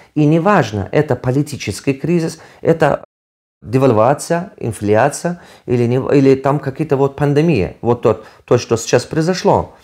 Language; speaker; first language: Russian; non-native, local second language; Tajik